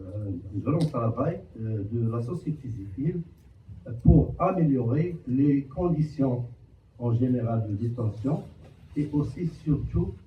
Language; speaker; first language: French; non-native, local second language; Arabic